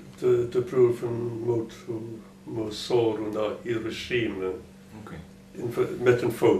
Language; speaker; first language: Dutch; non-native, fluent; English